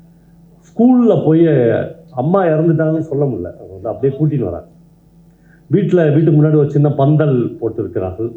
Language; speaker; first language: Tamil; native; Tamil